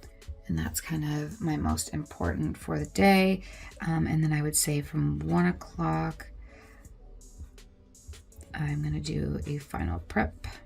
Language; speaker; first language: English; native; English